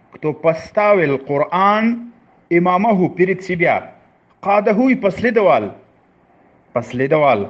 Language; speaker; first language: Russian; non-native, fluent; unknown